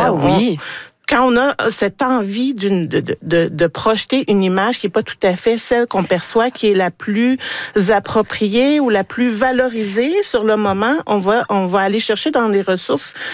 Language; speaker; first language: French; native; French